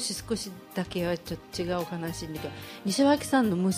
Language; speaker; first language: Japanese; non-native, fluent; Russian